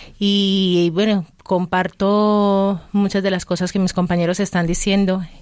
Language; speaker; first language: Spanish; native; Spanish